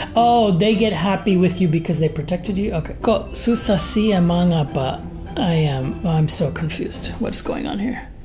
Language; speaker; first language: English; native; English